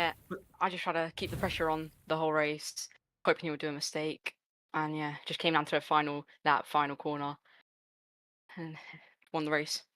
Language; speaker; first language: English; non-native, fluent; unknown